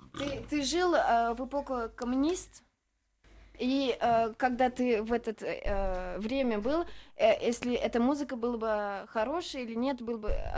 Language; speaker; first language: Russian; non-native, learner; French